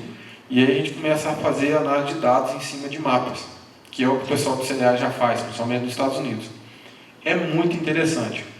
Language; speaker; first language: Portuguese; native; Portuguese